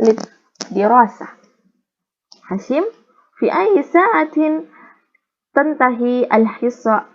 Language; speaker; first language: Arabic; non-native, learner; Indonesian